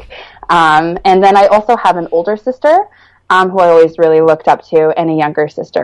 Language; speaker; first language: English; native; English